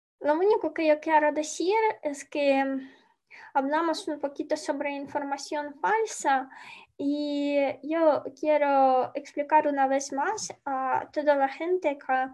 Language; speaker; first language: Spanish; non-native, learner; Ukrainian